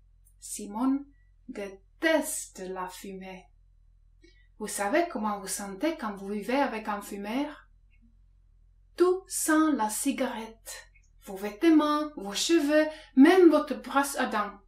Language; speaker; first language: French; non-native, fluent; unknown